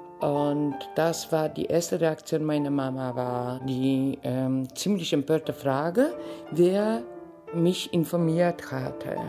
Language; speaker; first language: German; non-native, fluent; Polish